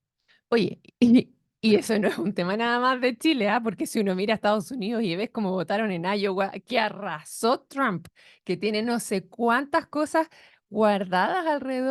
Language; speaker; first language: Spanish; native; Spanish